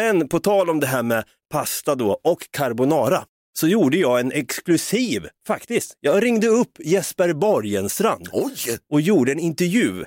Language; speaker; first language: Swedish; native; Swedish